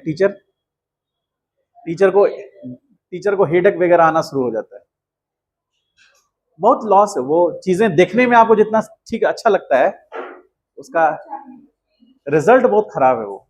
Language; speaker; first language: Hindi; native; Hindi